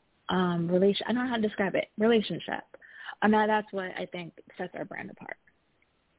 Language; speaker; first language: English; native; English